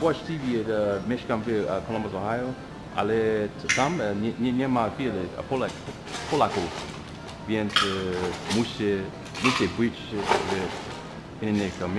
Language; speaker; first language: Polish; non-native, learner; English